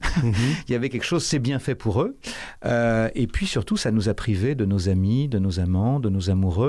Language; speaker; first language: French; native; French